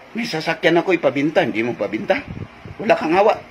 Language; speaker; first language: Filipino; non-native, fluent; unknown